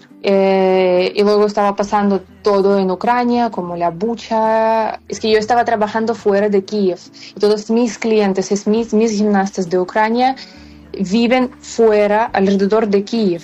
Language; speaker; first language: Spanish; non-native, fluent; Ukrainian